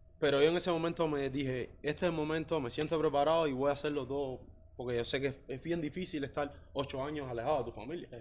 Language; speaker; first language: Spanish; native; Spanish